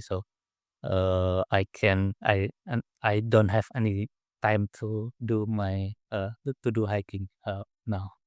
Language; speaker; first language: English; non-native, learner; Indonesian